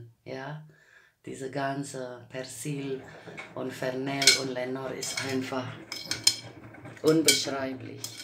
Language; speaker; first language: German; non-native, learner; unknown